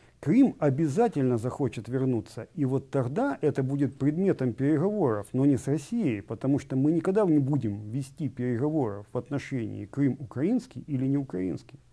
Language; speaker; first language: Russian; native; Russian